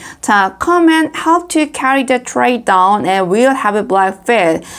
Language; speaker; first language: English; non-native, fluent; Korean